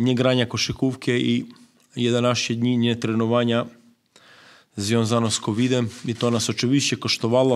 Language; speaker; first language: Polish; non-native, fluent; Serbian